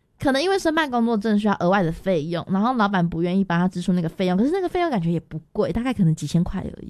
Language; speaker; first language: Chinese; native; Chinese